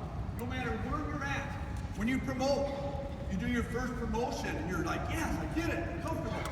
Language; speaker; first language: English; native; English